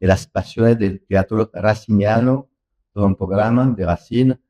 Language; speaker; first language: Spanish; non-native, learner; French